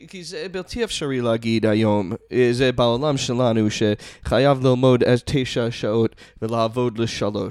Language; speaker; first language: Hebrew; non-native, fluent; English